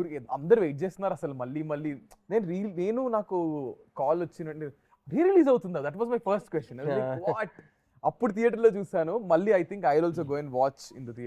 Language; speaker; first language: Telugu; native; Telugu